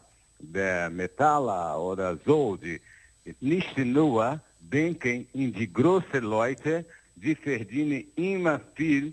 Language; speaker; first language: German; non-native, learner; Portuguese